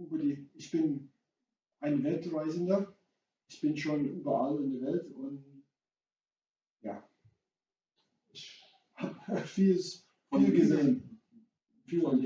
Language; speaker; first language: German; non-native, fluent; English